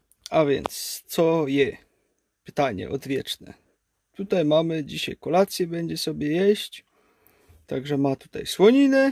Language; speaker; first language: Polish; native; Polish